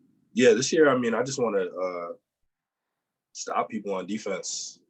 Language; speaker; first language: English; native; English